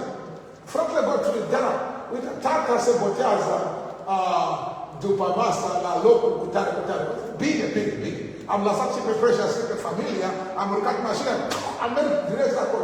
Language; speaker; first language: Romanian; non-native, learner; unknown